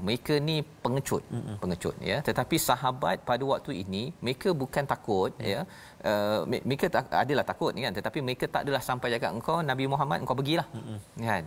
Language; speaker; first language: Malay; native; Malay